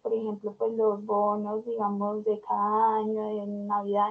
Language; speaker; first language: Spanish; native; Spanish